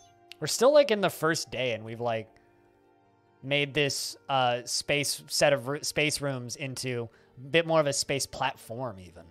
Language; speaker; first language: English; native; English